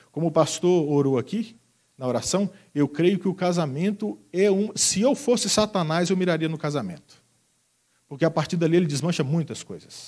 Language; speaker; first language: Portuguese; native; Portuguese